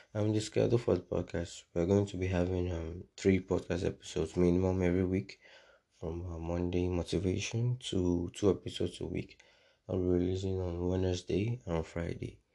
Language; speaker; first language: English; non-native, local second language; Yoruba